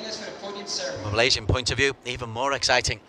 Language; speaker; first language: English; native; English